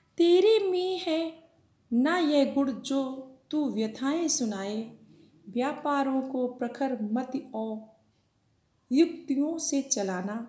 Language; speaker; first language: Hindi; native; Hindi